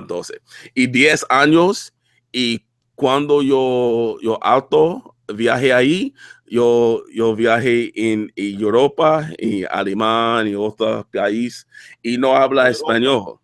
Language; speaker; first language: Spanish; non-native, learner; English